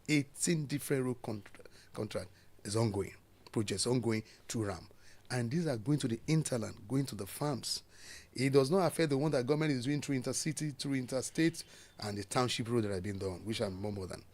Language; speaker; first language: English; non-native, local second language; Yoruba